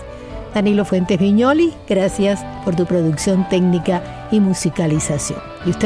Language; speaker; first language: Spanish; native; Spanish